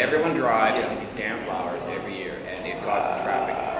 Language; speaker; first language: English; native; English